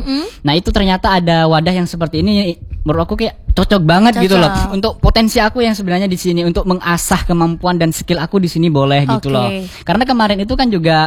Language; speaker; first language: Indonesian; native; Indonesian